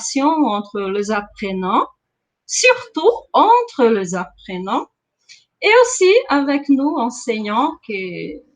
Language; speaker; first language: French; non-native, fluent; Portuguese